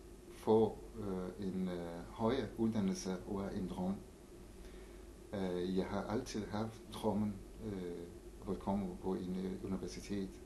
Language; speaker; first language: Danish; non-native, fluent; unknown